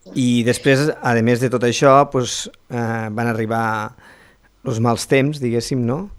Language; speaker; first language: Catalan; native; Catalan